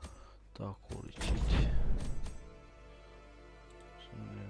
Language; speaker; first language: Russian; non-native, local second language; Romanian